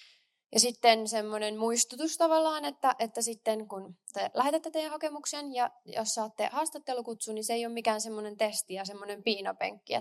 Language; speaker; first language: Finnish; native; Finnish